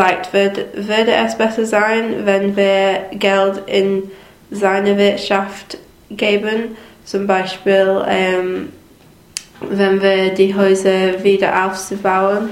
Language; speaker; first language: German; non-native, learner; English